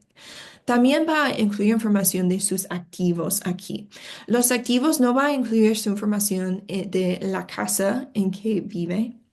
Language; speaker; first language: Spanish; non-native, fluent; English